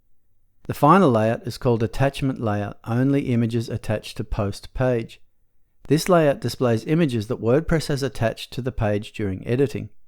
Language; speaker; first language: English; native; English